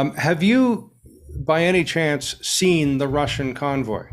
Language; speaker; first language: English; native; English